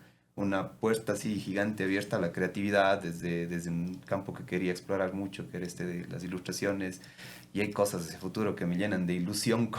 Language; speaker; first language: Spanish; native; Spanish